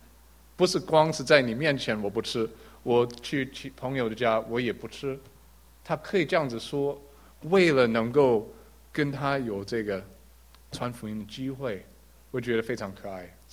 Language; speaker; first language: Chinese; early bilingual, heritage; English